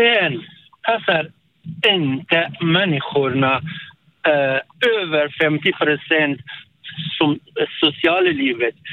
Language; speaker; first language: Swedish; non-native, learner; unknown